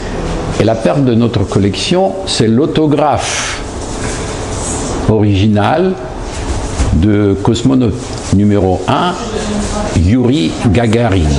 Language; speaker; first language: French; non-native, fluent; Russian